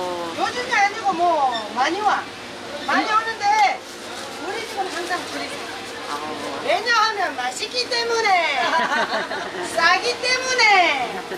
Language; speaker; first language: Korean; early bilingual, heritage; Korean